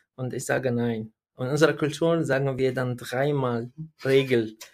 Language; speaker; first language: German; non-native, learner; Arabic